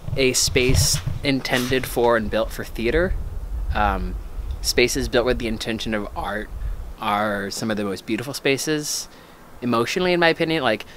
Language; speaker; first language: English; native; English